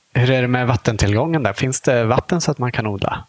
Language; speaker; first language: Swedish; native; Swedish